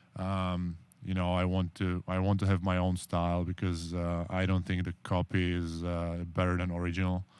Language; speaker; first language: English; non-native, learner; Czech